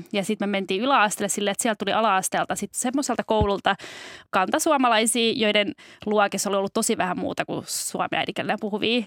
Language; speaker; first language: Finnish; early bilingual, other home language; Albanian